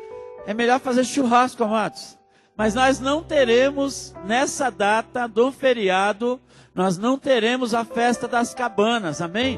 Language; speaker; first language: Portuguese; native; Portuguese